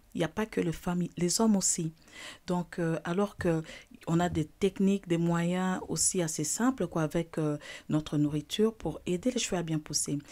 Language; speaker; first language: French; non-native, local second language; Lingala